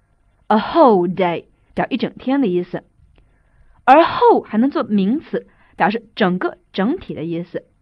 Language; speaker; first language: Chinese; native; Chinese